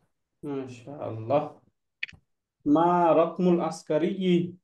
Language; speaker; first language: Arabic; non-native, fluent; Bangla